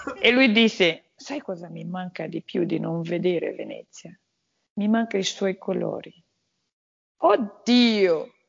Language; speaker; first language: Italian; non-native, fluent; Portuguese